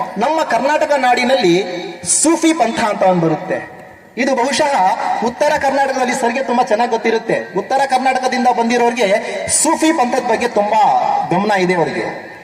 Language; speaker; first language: Kannada; non-native, local second language; Urdu